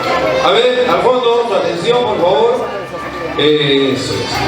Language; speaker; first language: Spanish; native; Spanish